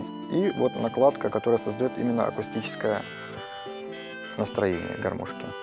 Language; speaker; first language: Russian; native; Russian